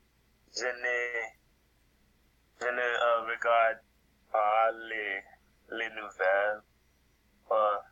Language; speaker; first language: French; non-native, learner; English